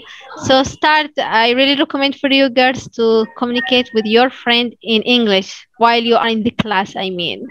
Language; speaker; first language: English; non-native, fluent; Arabic